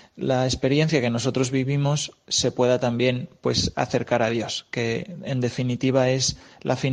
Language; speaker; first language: Spanish; native; Spanish